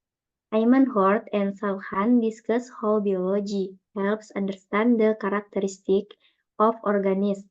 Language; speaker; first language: English; non-native, learner; Indonesian